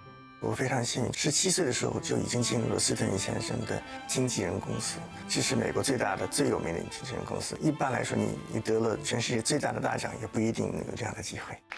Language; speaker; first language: Chinese; native; Chinese